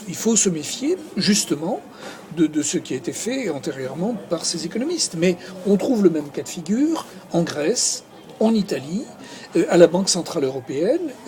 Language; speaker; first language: French; native; French